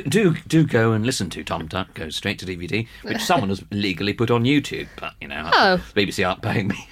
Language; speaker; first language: English; early bilingual, other home language; Spanish